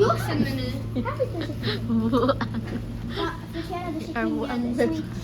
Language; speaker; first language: Swedish; early bilingual, other home language; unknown